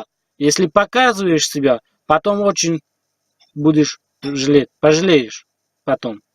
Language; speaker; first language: Russian; non-native, learner; Tajik